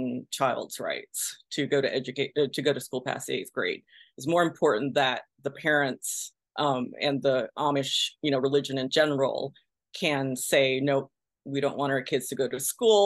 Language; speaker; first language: English; early bilingual, other home language; Pennsylvania German